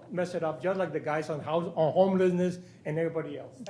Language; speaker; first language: English; non-native, fluent; Spanish